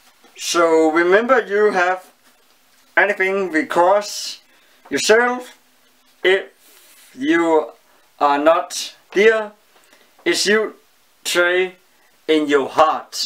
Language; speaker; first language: English; non-native, learner; Danish